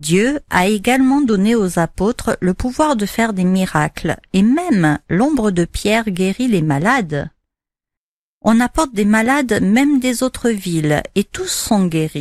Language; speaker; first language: French; native; French